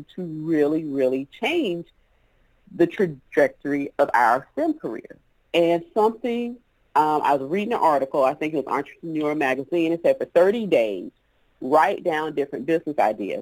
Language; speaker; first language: English; native; English